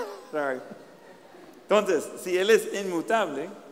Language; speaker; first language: Spanish; native; Spanish